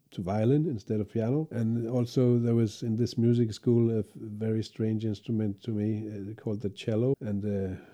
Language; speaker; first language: English; non-native, fluent; Danish